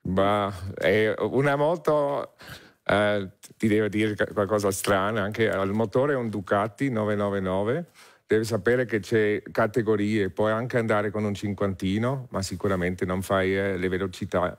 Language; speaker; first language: Italian; non-native, learner; German